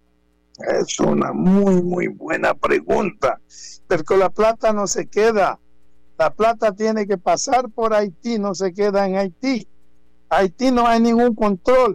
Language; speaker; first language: Spanish; non-native, fluent; Haitian Creole